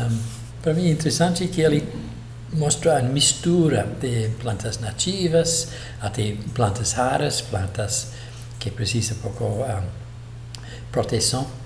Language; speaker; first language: Portuguese; non-native, fluent; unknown